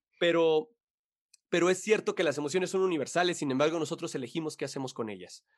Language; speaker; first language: Spanish; native; Spanish